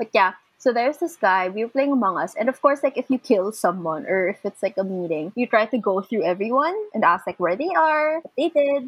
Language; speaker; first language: English; non-native, local second language; Filipino